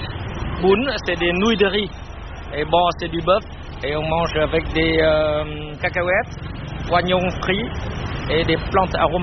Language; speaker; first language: French; non-native, fluent; Vietnamese